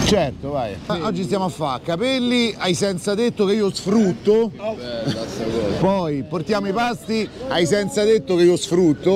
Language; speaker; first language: Italian; native; Italian